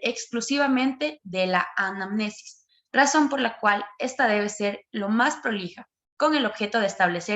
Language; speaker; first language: Spanish; native; Spanish